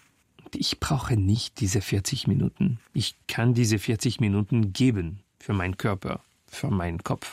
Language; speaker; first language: German; non-native, fluent; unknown